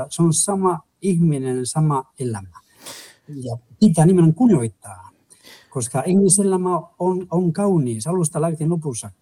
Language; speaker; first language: Finnish; non-native, fluent; Spanish